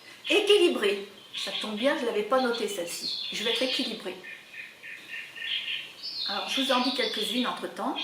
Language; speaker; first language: French; native; French